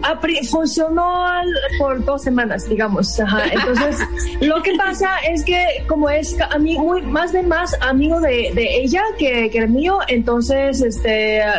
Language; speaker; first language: Spanish; non-native, fluent; Chinese